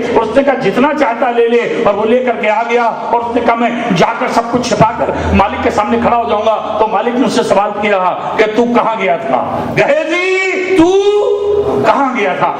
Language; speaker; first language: Urdu; native; Urdu